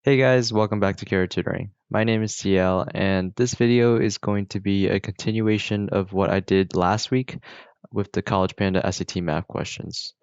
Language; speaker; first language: English; native; English